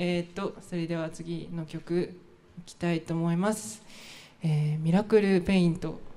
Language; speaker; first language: Japanese; native; Japanese